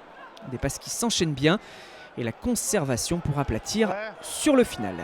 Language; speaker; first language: French; native; French